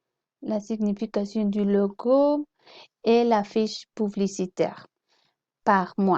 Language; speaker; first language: French; non-native, learner; Spanish